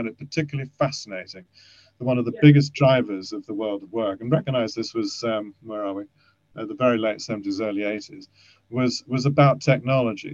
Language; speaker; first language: English; native; English